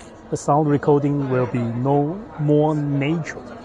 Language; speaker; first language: English; non-native, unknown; Chinese